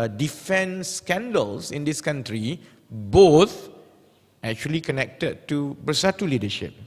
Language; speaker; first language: English; non-native, local second language; Malay